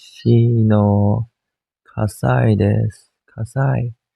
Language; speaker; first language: Japanese; non-native, learner; Thai